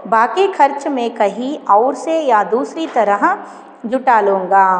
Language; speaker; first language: Hindi; non-native, local second language; Kannada